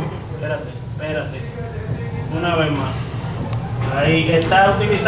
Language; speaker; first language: Spanish; native; Spanish